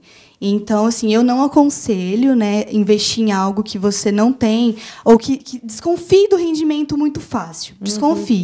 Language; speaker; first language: Portuguese; native; Portuguese